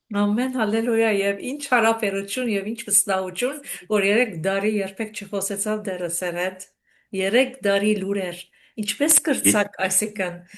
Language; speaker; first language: Armenian; early bilingual, heritage; Armenian